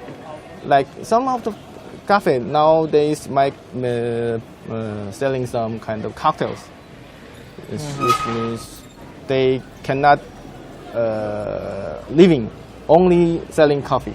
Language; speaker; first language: English; non-native, fluent; Korean